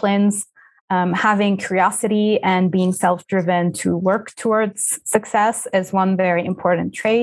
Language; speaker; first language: English; non-native, fluent; Arabic